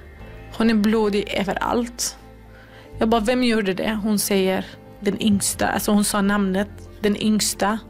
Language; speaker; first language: Swedish; non-native, fluent; Kurdish